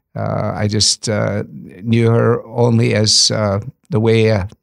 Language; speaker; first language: English; native; English